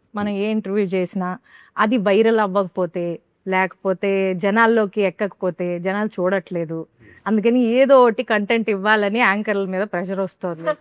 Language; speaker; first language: Telugu; native; Telugu